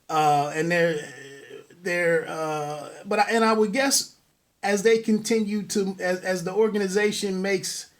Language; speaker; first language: English; native; English